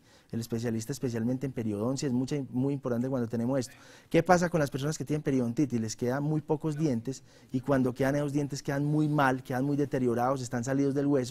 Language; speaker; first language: Spanish; native; Spanish